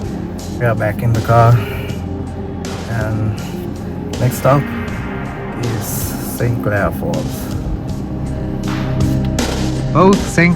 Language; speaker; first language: English; non-native, local second language; Sinhala